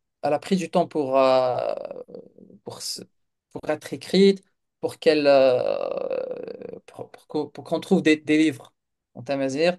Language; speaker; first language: French; non-native, local second language; Kabyle